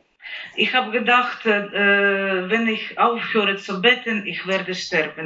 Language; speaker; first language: German; non-native, learner; Ukrainian